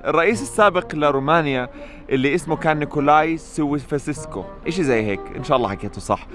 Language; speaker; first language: Arabic; native; Arabic